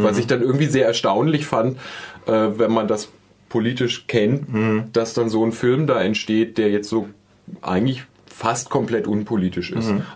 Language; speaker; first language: German; native; German